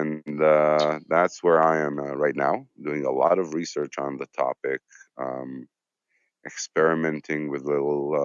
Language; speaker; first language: English; non-native, fluent; Hebrew